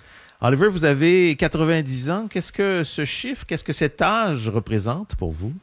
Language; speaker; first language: French; native; French